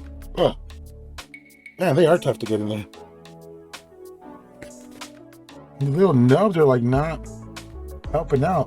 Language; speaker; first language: English; native; English